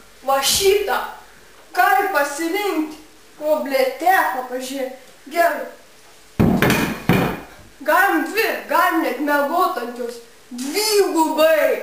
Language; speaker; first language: Lithuanian; native; Lithuanian